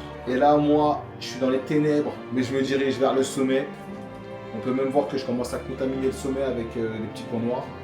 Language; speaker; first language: French; native; French